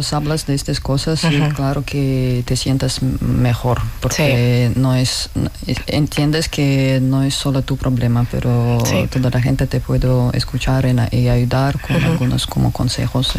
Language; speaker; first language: Spanish; non-native, learner; Russian